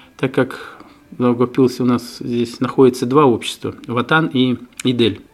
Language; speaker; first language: Russian; native; Russian